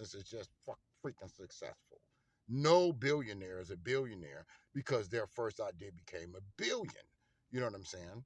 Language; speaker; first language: English; native; English